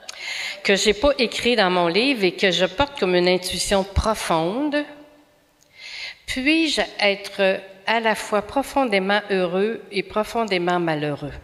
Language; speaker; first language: French; native; French